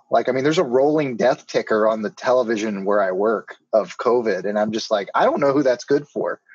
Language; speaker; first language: English; native; English